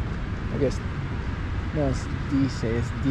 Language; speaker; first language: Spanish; non-native, learner; English